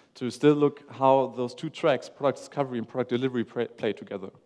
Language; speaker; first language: English; non-native, fluent; German